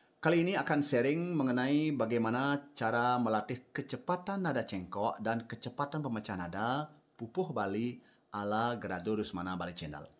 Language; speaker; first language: Indonesian; non-native, local second language; Balinese